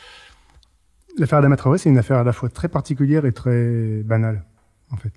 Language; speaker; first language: French; native; French